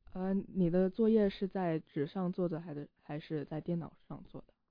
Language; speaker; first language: Chinese; early bilingual, heritage; Chinese